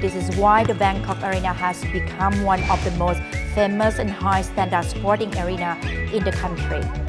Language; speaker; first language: English; non-native, fluent; Thai